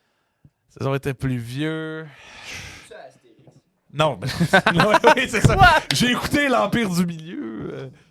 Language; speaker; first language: French; native; French